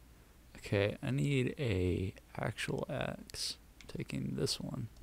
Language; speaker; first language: English; native; English